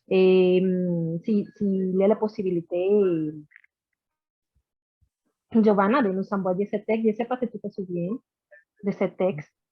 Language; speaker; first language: French; non-native, learner; Spanish